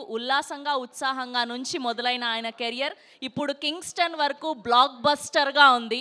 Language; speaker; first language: Telugu; native; Telugu